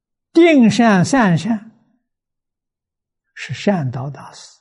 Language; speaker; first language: Chinese; native; Chinese